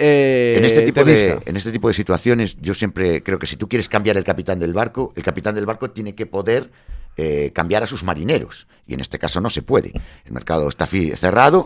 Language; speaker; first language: Spanish; native; Spanish